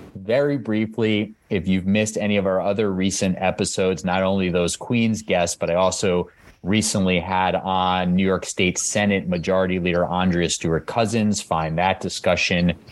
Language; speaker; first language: English; native; English